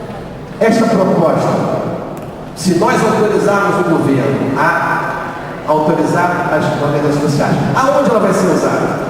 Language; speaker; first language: Portuguese; native; Portuguese